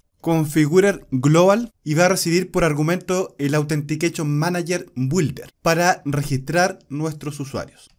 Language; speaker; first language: Spanish; native; Spanish